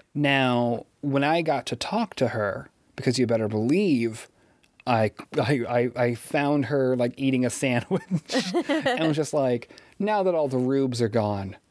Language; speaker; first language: English; native; English